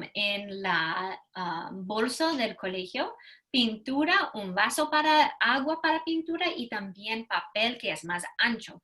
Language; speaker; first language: Spanish; non-native, fluent; English